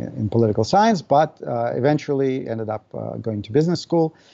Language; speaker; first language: English; non-native, fluent; Russian